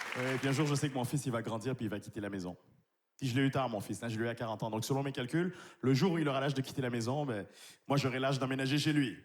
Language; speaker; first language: French; native; French